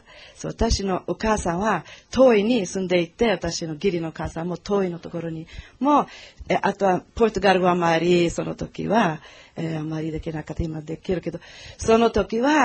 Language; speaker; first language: Japanese; non-native, learner; Portuguese